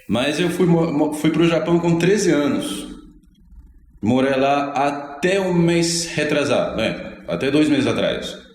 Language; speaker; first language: Portuguese; non-native, fluent; Spanish